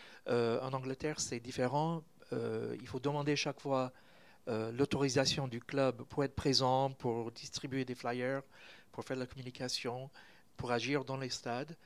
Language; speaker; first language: French; native; French